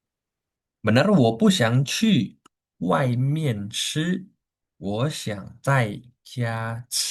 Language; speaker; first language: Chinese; non-native, fluent; Indonesian